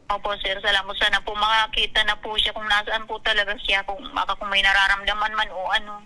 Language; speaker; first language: Filipino; native; Filipino